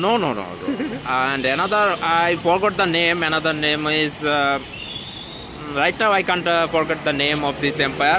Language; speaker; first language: English; non-native, learner; Bangla